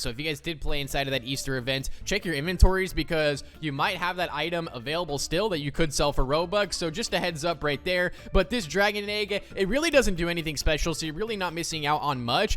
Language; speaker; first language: English; native; English